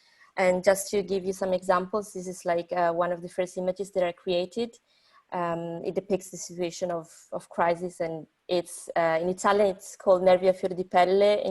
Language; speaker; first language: English; non-native, fluent; Italian